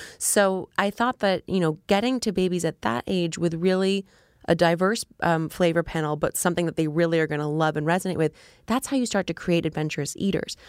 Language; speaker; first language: English; native; English